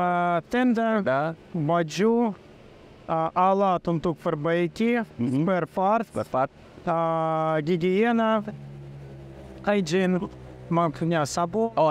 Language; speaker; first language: Indonesian; non-native, learner; Russian